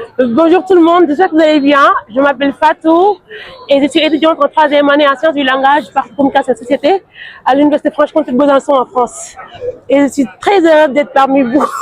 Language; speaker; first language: French; non-native, local second language; Wolof